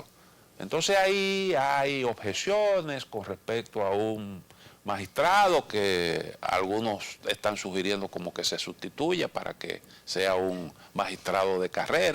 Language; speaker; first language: Spanish; native; Spanish